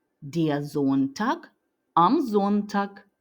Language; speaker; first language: German; non-native, fluent; Ukrainian